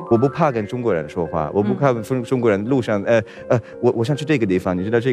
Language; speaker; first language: Chinese; non-native, fluent; Swedish